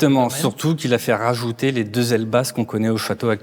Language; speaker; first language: French; native; French